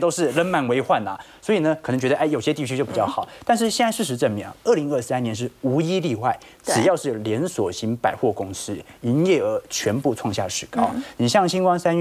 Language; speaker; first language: Chinese; native; Chinese